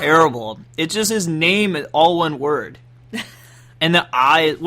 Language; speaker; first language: English; native; English